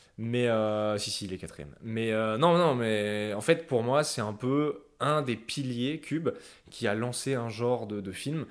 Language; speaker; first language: French; native; French